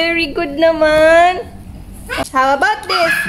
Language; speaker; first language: English; non-native, local second language; Filipino